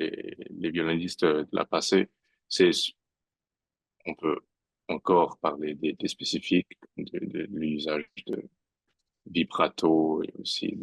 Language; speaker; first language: French; non-native, fluent; English